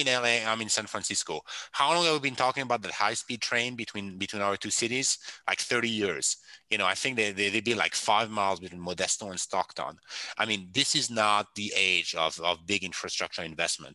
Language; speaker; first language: English; non-native, fluent; French